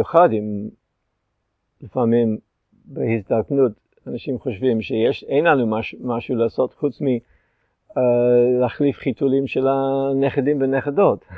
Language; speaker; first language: Hebrew; non-native, fluent; English